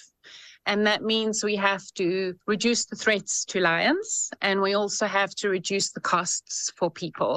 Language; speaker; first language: English; native; English